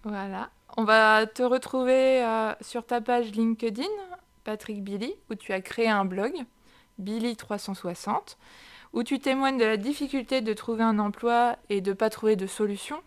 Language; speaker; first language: French; native; French